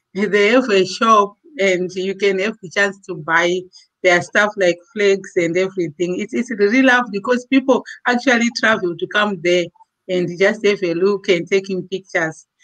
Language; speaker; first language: English; non-native, local second language; Shona